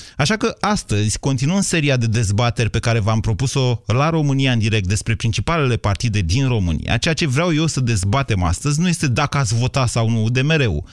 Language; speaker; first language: Romanian; native; Romanian